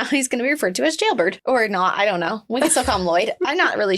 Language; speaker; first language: English; native; English